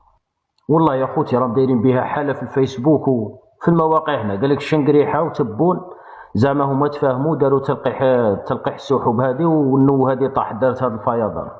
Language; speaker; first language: Arabic; native; Arabic